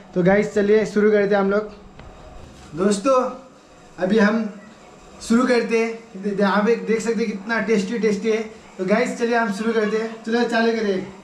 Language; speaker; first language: Hindi; early bilingual, other home language; Nepali